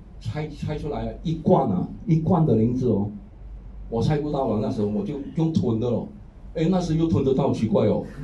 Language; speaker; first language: Chinese; non-native, local second language; Hakka Chinese